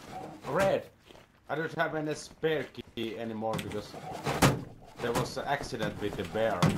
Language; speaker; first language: English; non-native, learner; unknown